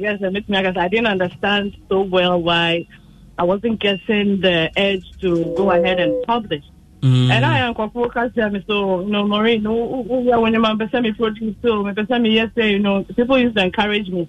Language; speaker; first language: English; non-native, local second language; Akan